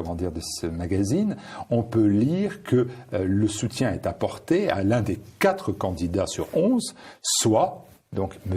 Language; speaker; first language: French; native; French